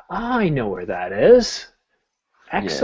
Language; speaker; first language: English; native; English